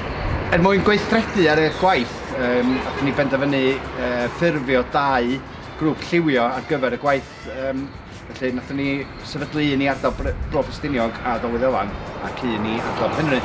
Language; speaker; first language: Welsh; native; Welsh